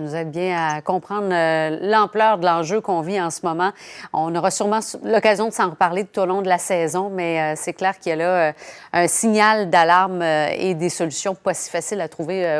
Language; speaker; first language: French; native; French